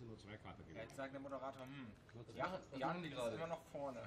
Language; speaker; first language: German; native; German